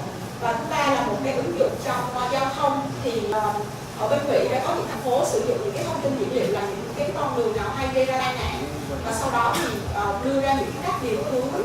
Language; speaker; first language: Vietnamese; native; Vietnamese